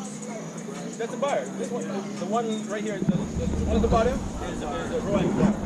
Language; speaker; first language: English; native; English